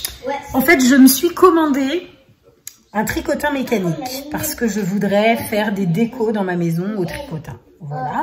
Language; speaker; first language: French; native; French